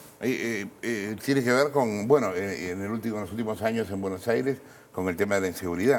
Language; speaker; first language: Spanish; native; Spanish